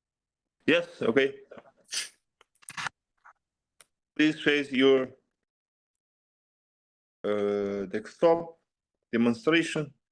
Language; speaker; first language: English; non-native, learner; Russian